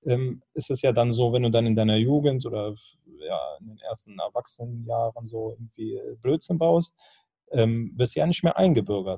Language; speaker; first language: German; native; German